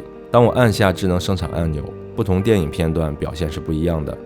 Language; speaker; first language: Chinese; native; Chinese